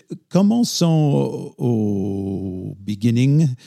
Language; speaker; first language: French; non-native, fluent; English